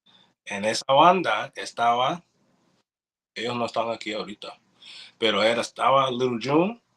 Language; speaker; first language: Spanish; early bilingual, heritage; English